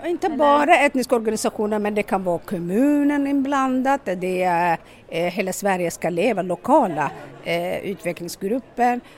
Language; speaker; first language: Swedish; non-native, local second language; Somali